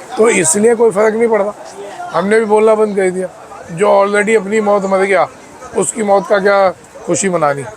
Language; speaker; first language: Hindi; native; Hindi